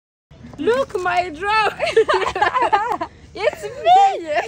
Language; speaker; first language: English; non-native, learner; French